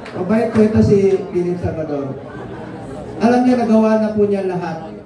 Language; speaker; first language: Filipino; non-native, local second language; Cebuano